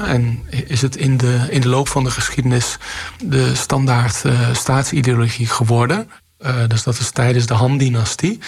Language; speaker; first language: Dutch; native; Dutch